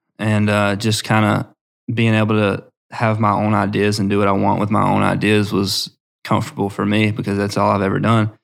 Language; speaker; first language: English; native; English